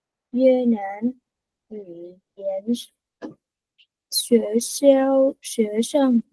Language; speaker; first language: Chinese; non-native, learner; Vietnamese